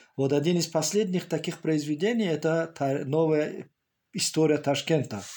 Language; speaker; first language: Russian; non-native, local second language; Tajik